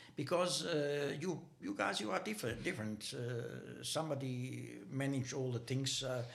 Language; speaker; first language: English; non-native, learner; Bosnian